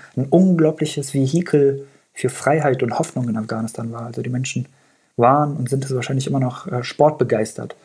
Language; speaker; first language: German; early bilingual, other home language; Persian